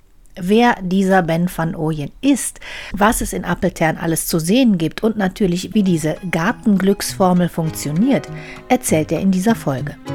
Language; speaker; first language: German; native; German